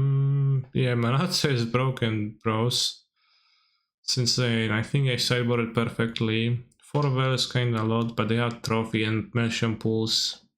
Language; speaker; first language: English; non-native, fluent; Polish